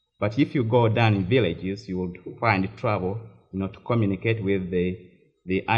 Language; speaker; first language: English; non-native, local second language; Ganda